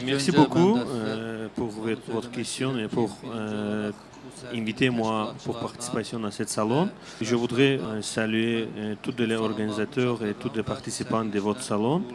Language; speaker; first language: French; non-native, learner; Azerbaijani